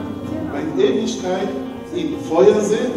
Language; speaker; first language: German; non-native, learner; French